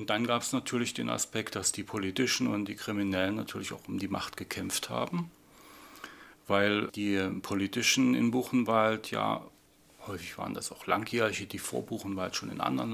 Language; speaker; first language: German; native; German